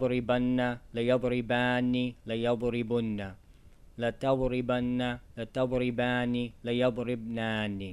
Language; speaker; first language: Arabic; non-native, fluent; English